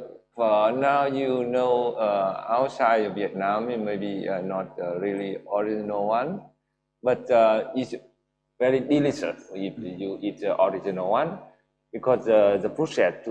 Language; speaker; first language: English; non-native, learner; Vietnamese